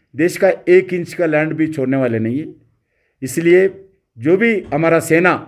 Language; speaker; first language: Hindi; non-native, local second language; Telugu